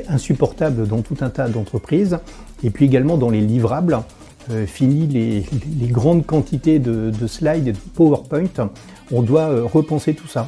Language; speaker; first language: French; native; French